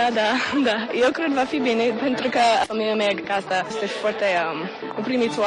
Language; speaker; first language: Romanian; non-native, learner; English